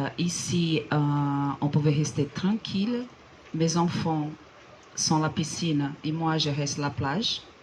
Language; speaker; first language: French; non-native, fluent; Portuguese